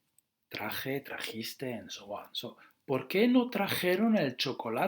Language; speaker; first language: Spanish; non-native, fluent; Dutch